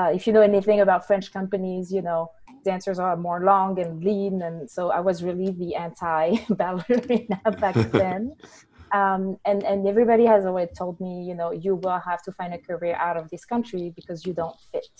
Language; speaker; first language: English; non-native, fluent; French